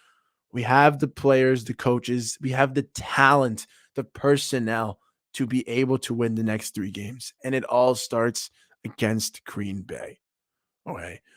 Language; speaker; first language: English; native; English